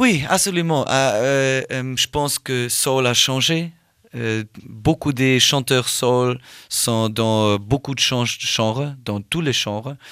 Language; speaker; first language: French; non-native, learner; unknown